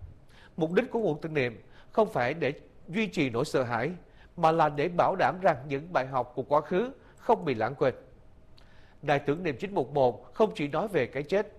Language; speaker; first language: Vietnamese; native; Vietnamese